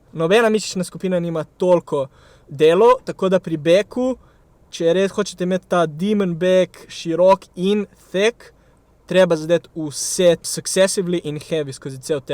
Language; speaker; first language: Slovenian; native; Slovenian